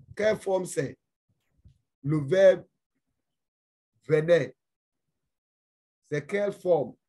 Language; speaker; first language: French; non-native, fluent; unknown